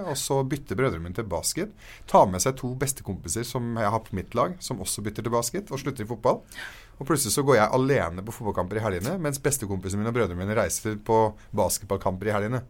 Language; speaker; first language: Norwegian; early bilingual, other home language; Arabic